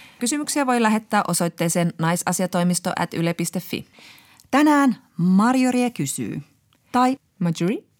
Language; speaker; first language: Finnish; native; Finnish